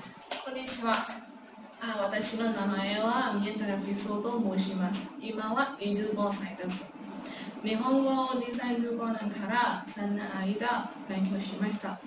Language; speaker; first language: Japanese; non-native, learner; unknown